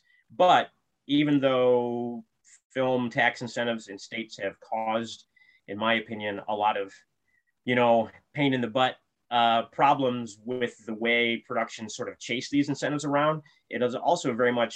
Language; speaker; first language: English; native; English